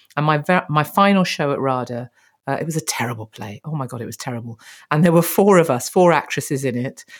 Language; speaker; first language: English; native; English